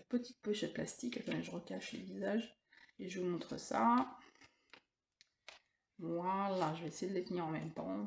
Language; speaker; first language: French; native; French